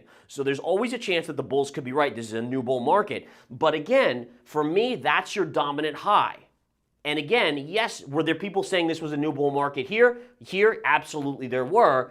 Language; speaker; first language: English; native; English